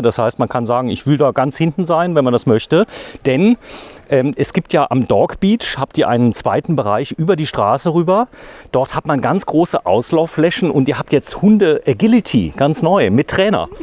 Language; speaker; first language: German; native; German